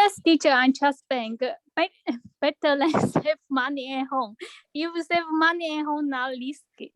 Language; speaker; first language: English; non-native, learner; Chinese